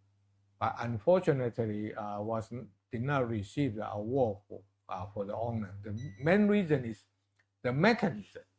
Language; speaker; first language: English; non-native, fluent; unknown